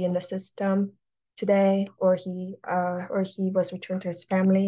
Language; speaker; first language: English; early bilingual, other home language; Russian